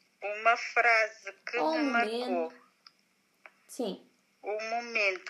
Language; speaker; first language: Portuguese; native; Portuguese